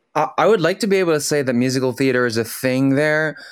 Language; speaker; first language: English; early bilingual, other home language; Filipino